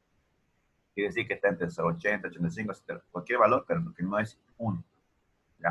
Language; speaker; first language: Spanish; native; Spanish